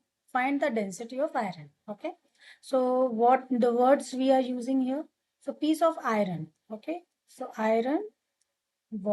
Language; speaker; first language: English; non-native, local second language; Hindi